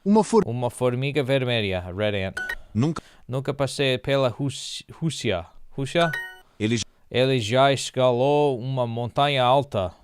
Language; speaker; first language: Portuguese; non-native, learner; English